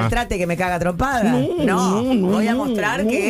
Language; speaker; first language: Spanish; native; Spanish